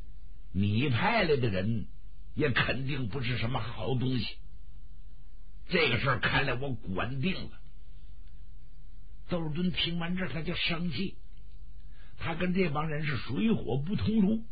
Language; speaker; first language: Chinese; native; Chinese